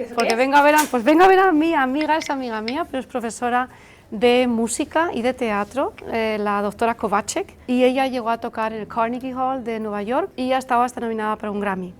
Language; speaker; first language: Spanish; early bilingual, heritage; Spanish